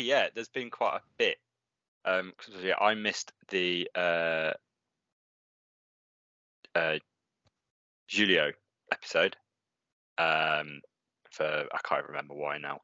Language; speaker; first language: English; native; English